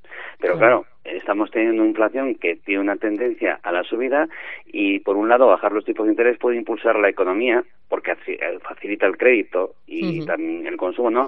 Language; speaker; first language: Spanish; native; Spanish